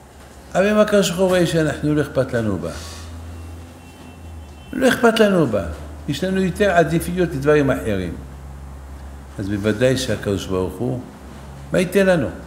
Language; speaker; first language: Hebrew; non-native, fluent; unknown